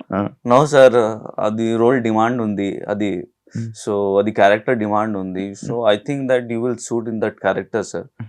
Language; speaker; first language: Telugu; non-native, local second language; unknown